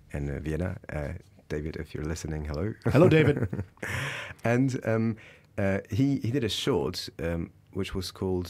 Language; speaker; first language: English; early bilingual, other home language; Russian